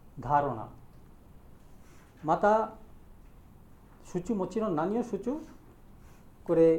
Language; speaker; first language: Japanese; non-native, learner; Bangla